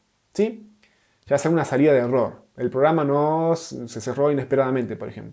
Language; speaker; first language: Spanish; native; Spanish